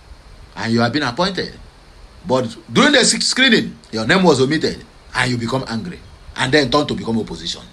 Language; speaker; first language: English; non-native, local second language; Igbo